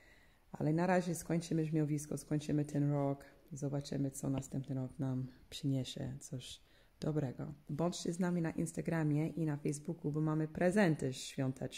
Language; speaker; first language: Polish; non-native, fluent; English